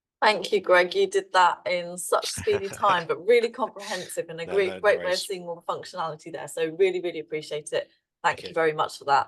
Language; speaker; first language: English; native; English